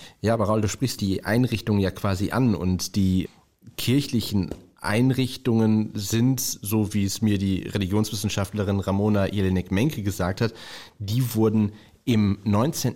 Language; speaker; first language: German; native; German